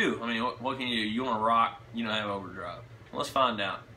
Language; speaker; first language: English; native; English